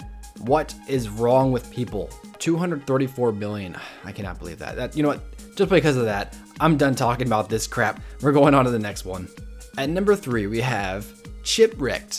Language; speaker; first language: English; native; English